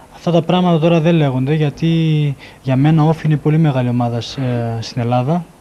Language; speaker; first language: Greek; early bilingual, heritage; Greek